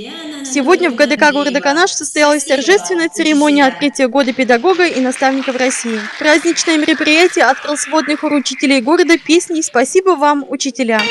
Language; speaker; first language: Russian; native; Russian